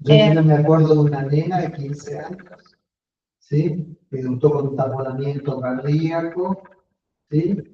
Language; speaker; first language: Spanish; native; Spanish